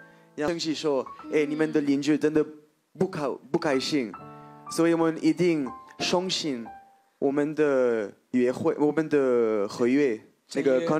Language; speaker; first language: Chinese; non-native, fluent; French